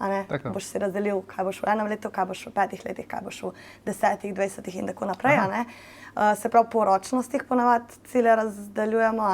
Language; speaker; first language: Slovenian; native; Slovenian